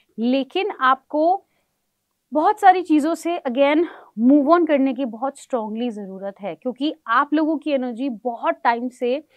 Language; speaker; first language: Hindi; native; Hindi